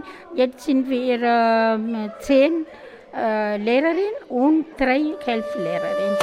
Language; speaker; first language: German; non-native, learner; Tamil